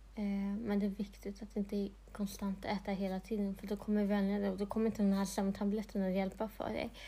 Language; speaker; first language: Swedish; non-native, local second language; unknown